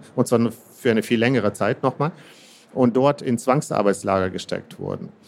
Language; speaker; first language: German; early bilingual, other home language; Russian